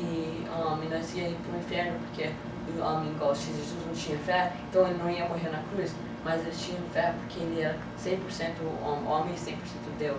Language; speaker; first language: Portuguese; early bilingual, heritage; English